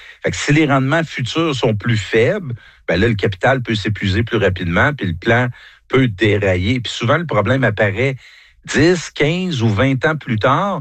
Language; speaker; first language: French; native; French